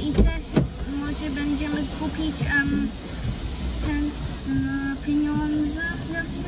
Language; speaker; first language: Polish; early bilingual, heritage; Polish